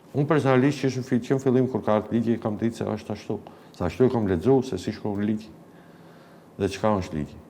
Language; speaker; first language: Albanian; native; Albanian